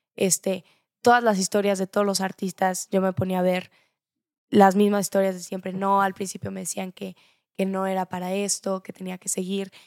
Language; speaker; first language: Spanish; native; Spanish